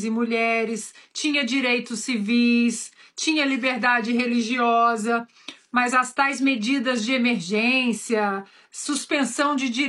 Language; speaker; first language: Portuguese; native; Portuguese